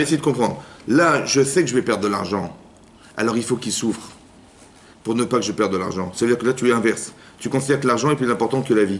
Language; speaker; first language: French; native; French